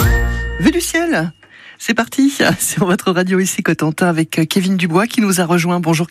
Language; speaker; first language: French; native; French